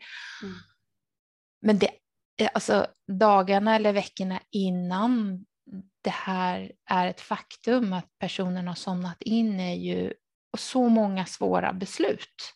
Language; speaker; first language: Swedish; native; Swedish